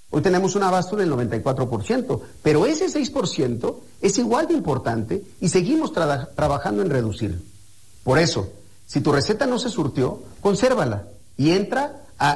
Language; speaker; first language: Spanish; native; Spanish